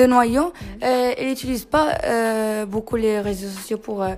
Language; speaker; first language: French; non-native, learner; Tachelhit